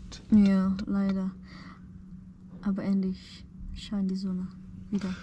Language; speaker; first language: German; non-native, learner; Indonesian